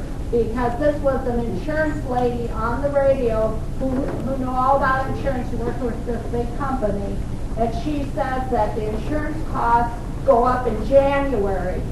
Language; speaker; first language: English; native; English